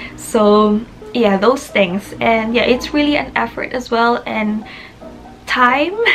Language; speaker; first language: English; non-native, local second language; Filipino